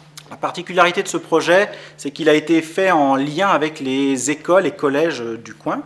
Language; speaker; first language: French; native; French